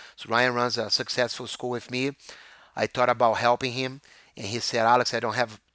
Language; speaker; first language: English; non-native, fluent; Portuguese